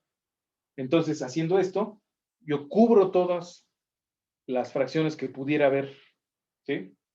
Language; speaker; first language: Spanish; native; Spanish